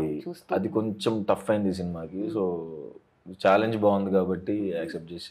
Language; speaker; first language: Telugu; native; Telugu